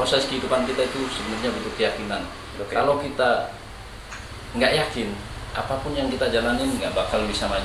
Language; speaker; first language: Indonesian; native; Indonesian